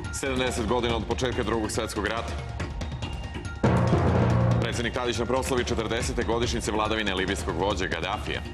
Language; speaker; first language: Serbian; native; Serbian